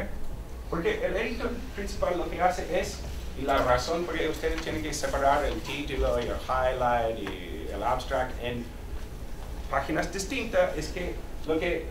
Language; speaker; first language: Spanish; non-native, fluent; English